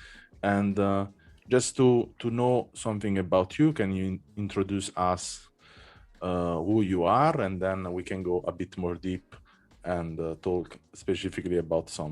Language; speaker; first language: English; non-native, fluent; Italian